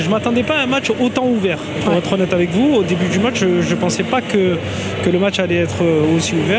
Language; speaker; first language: French; native; French